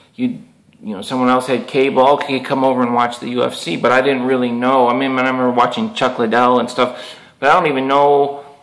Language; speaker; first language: English; native; English